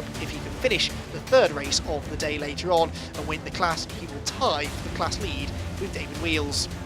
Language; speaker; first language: English; native; English